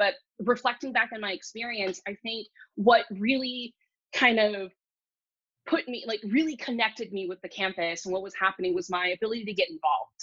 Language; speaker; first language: English; early bilingual, other home language; Cantonese